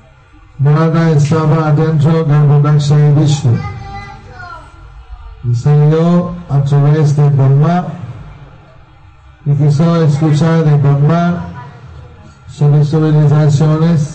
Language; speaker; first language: Spanish; non-native, learner; Bangla